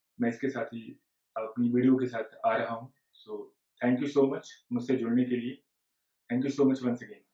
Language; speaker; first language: Hindi; native; Hindi